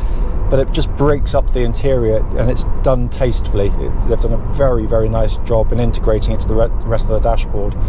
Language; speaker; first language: English; native; English